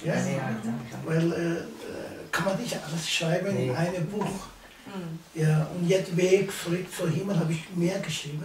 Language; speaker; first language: German; non-native, learner; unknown